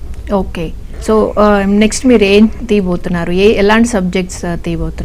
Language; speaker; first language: Telugu; native; Telugu